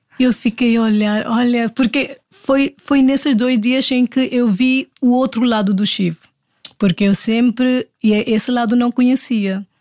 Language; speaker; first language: Portuguese; non-native, fluent; Hindi